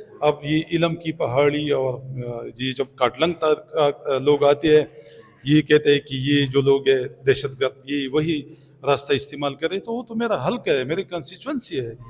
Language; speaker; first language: Urdu; non-native, local second language; Pashto